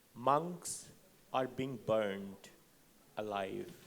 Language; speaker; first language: English; non-native, local second language; Hindi